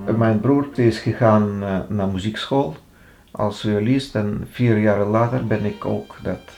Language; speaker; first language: Dutch; non-native, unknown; Russian